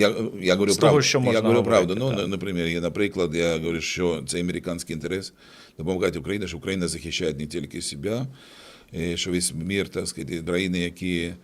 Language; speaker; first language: Ukrainian; non-native, local second language; Russian